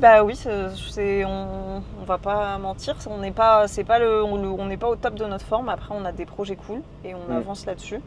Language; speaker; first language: French; native; French